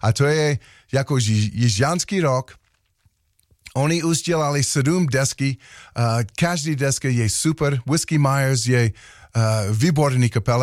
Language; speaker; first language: Czech; non-native, learner; English